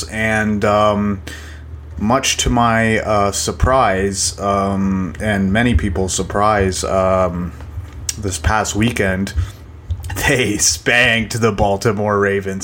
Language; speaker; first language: English; native; English